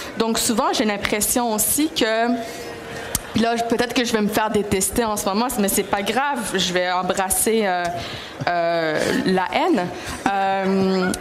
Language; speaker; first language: French; early bilingual, other home language; Greek